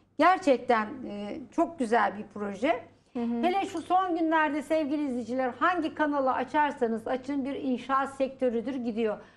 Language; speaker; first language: Turkish; native; Turkish